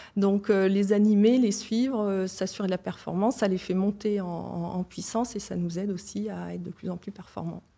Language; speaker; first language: French; native; French